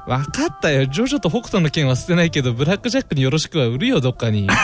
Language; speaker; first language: Japanese; native; Japanese